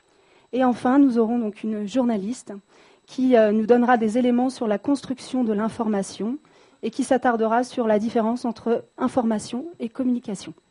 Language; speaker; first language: French; native; French